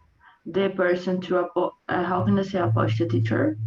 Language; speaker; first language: English; non-native, learner; Portuguese